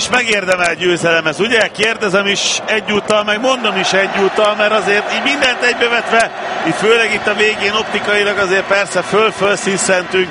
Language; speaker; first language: Hungarian; native; Hungarian